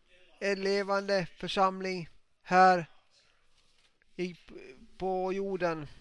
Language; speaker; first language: Swedish; non-native, local second language; Finnish